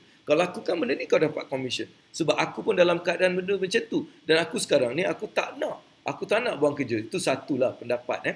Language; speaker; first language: Malay; native; Malay